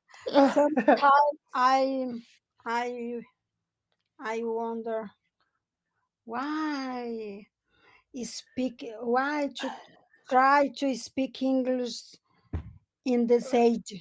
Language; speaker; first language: English; non-native, learner; Portuguese